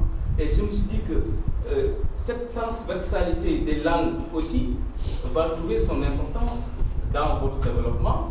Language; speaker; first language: French; non-native, local second language; Wolof